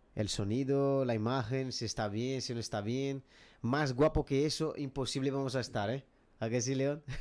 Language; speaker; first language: Spanish; non-native, fluent; Portuguese